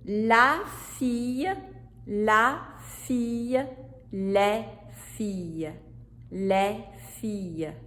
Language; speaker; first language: French; non-native, fluent; English